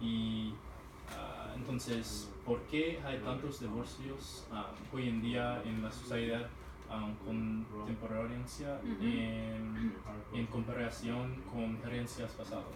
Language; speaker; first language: Spanish; non-native, learner; English